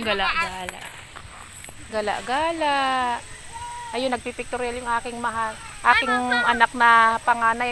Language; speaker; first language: Filipino; native; Filipino